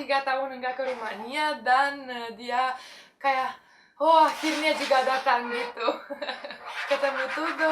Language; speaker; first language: Indonesian; non-native, fluent; Romanian